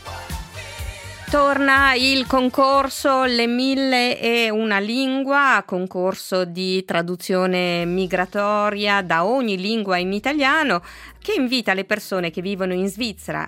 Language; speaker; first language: Italian; native; Italian